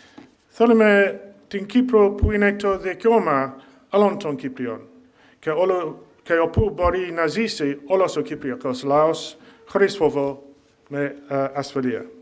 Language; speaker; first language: Greek; non-native, fluent; English